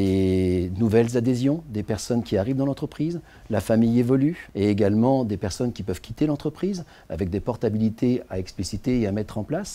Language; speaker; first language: French; native; French